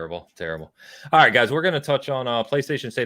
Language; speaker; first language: English; native; English